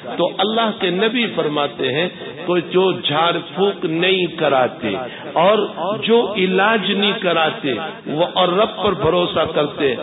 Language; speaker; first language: Urdu; non-native, local second language; Gujarati